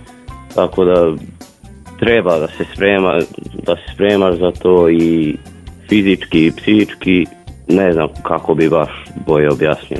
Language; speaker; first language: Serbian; non-native, local second language; Hungarian